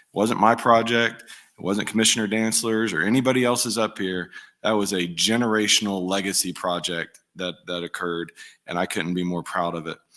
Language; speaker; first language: English; native; English